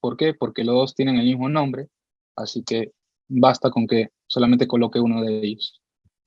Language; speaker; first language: Spanish; native; Spanish